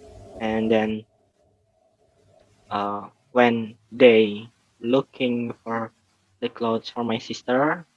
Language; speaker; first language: English; non-native, learner; Indonesian